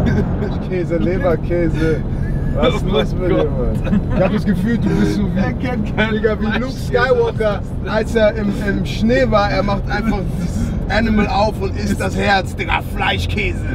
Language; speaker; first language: German; native; German